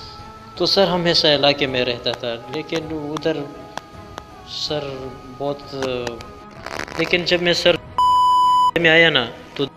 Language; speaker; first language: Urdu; non-native, local second language; Pashto